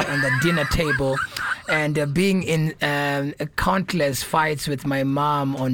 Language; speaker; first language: English; non-native, local second language; Shona